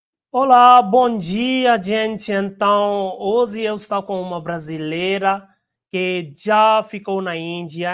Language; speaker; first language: Portuguese; non-native, learner; Hindi